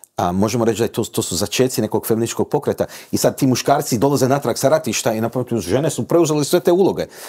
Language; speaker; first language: Croatian; early bilingual, heritage; Croatian